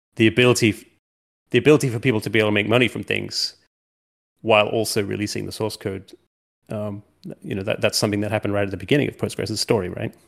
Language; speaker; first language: English; native; English